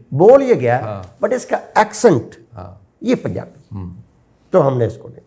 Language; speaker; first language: Urdu; non-native, local second language; Punjabi